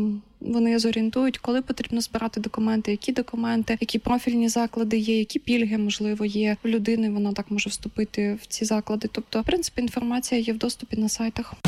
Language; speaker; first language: Ukrainian; native; Ukrainian